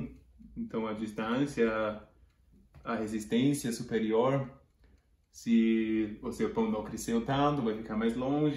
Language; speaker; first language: Portuguese; non-native, fluent; German